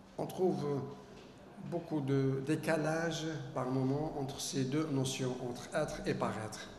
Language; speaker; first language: French; non-native, local second language; Arabic